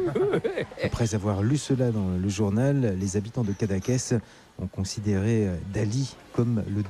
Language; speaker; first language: French; native; French